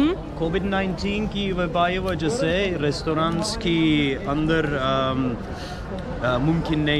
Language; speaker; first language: Hindi; non-native, learner; Turkish